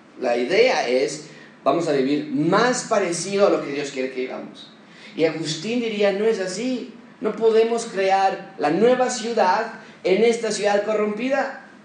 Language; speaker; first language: Spanish; native; Spanish